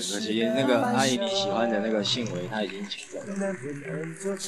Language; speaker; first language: Chinese; non-native, fluent; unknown